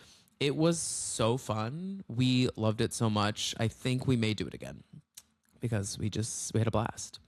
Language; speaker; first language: English; native; English